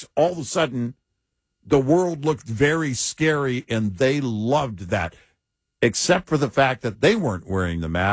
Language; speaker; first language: English; native; English